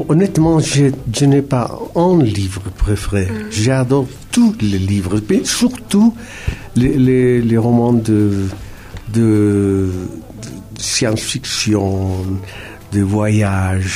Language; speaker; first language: French; non-native, fluent; Spanish